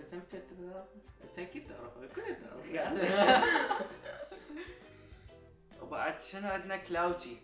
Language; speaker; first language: Arabic; native; Arabic